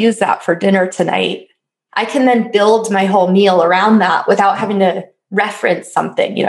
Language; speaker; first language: English; native; English